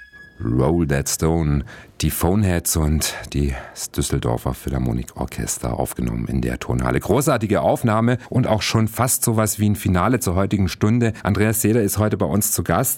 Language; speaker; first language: German; native; German